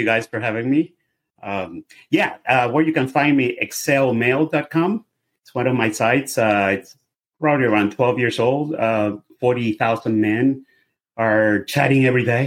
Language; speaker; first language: English; non-native, fluent; Spanish